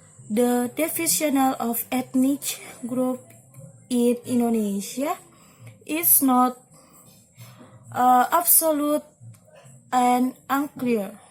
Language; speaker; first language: English; non-native, learner; Indonesian